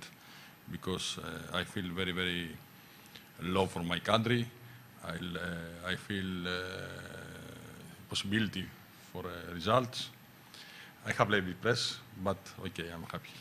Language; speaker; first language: English; non-native, learner; Greek